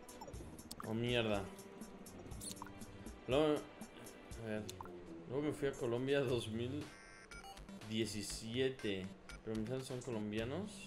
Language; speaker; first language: Spanish; native; Spanish